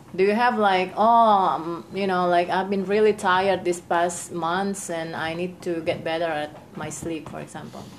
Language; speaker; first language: English; non-native, fluent; Swedish